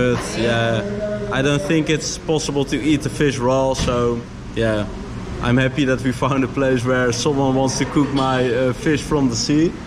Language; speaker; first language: English; non-native, fluent; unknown